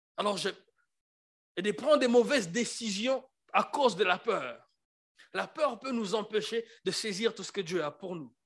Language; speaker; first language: French; non-native, local second language; Lingala